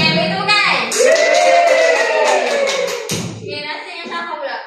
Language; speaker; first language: Malay; native; Malay